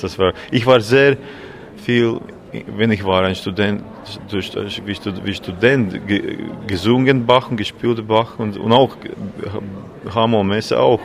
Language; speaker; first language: German; non-native, learner; Latvian